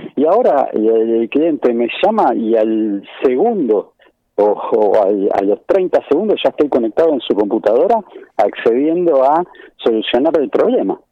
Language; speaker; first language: Spanish; native; Spanish